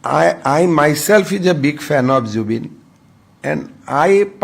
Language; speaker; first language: English; non-native, local second language; Assamese